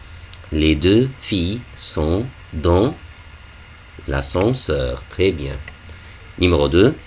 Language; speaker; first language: French; non-native, fluent; Arabic